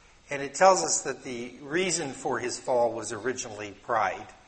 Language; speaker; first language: English; native; English